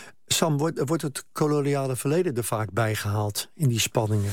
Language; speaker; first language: Dutch; native; Dutch